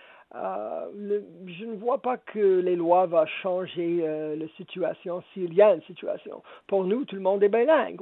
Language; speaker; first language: French; non-native, local second language; English